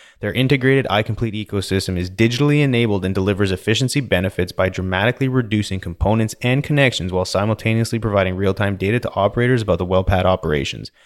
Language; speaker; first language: English; native; English